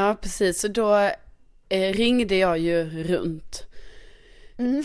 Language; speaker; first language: Swedish; native; Swedish